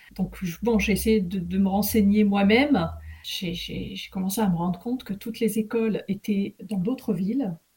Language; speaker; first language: French; early bilingual, other home language; Arabic